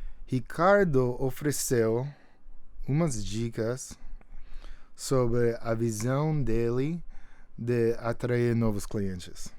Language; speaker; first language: Portuguese; non-native, fluent; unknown